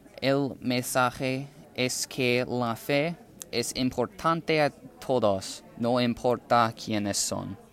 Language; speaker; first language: Spanish; non-native, learner; English